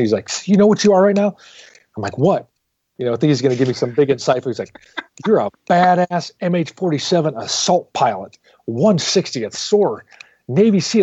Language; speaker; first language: English; native; English